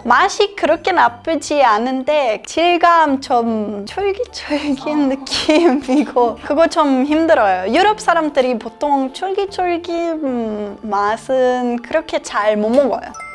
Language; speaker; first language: Korean; non-native, learner; Serbian